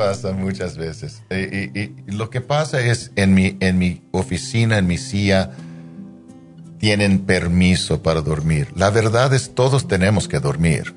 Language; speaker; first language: Spanish; non-native, fluent; English